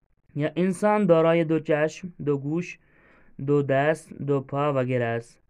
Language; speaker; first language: Persian; non-native, fluent; Urdu